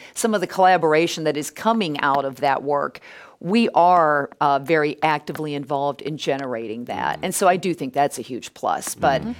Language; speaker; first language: English; native; English